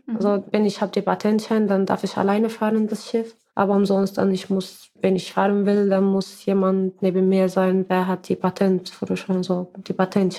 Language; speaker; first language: German; non-native, learner; Arabic